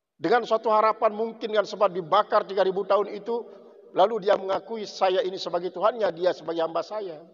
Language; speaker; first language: Indonesian; non-native, local second language; Sasak